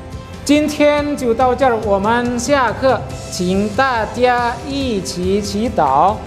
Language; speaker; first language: Chinese; non-native, fluent; Indonesian